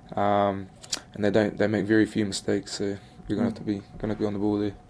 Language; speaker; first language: English; native; English